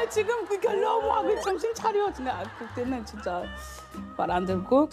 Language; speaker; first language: Korean; non-native, learner; French